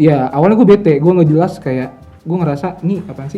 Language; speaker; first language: Indonesian; native; Indonesian